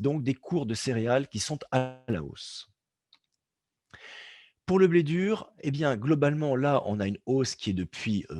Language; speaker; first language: French; native; French